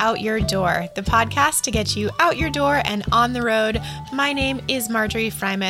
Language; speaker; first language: English; native; English